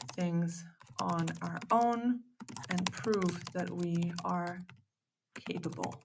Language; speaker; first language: English; non-native, fluent; Danish